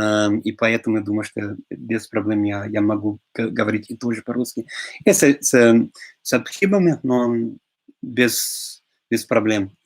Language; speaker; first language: Russian; non-native, fluent; English